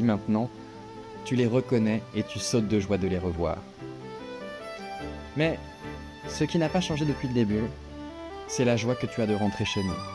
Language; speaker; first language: French; native; French